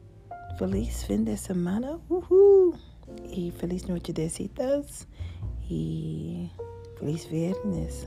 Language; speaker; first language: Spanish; non-native, learner; English